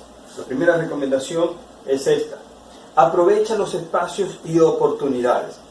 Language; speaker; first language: Spanish; native; Spanish